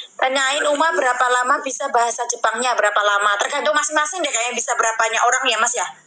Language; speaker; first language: Indonesian; non-native, local second language; Javanese